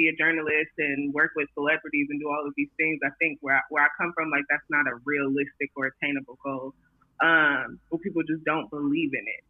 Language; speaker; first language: English; native; English